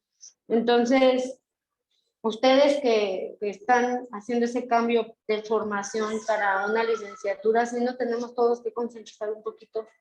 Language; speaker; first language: Spanish; native; Spanish